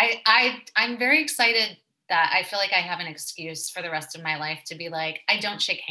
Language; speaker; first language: English; native; English